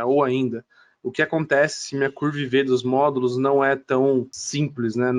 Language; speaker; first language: Portuguese; native; Portuguese